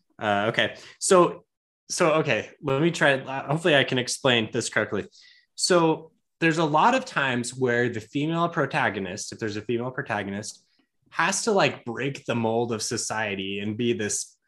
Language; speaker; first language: English; native; English